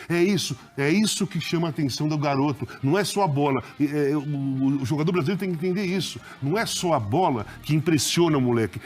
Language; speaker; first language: Portuguese; native; Portuguese